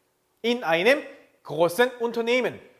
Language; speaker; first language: German; non-native, fluent; Korean